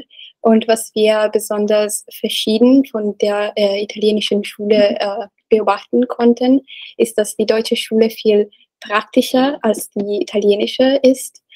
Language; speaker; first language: German; non-native, learner; Italian